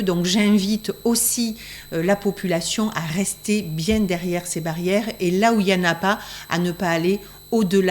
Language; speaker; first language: French; native; French